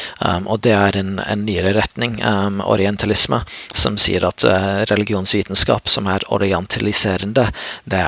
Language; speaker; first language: Norwegian; non-native, fluent; English